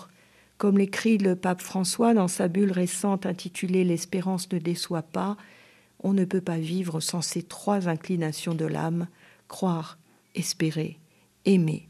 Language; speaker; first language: French; native; French